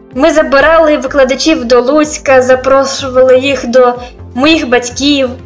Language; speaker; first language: Ukrainian; native; Ukrainian